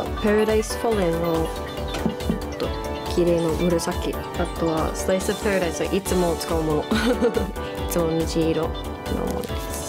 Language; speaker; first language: Japanese; non-native, learner; English